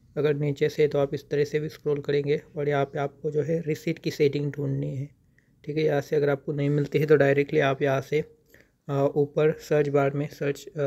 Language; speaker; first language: Hindi; native; Hindi